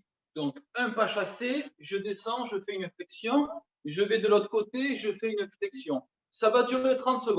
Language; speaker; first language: French; native; French